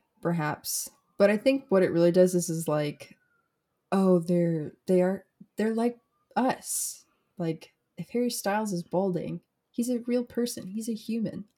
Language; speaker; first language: English; native; English